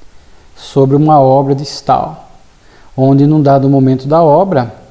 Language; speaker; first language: Portuguese; native; Portuguese